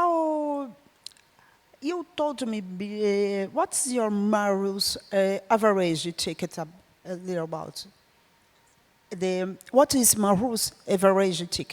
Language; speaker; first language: English; non-native, learner; Portuguese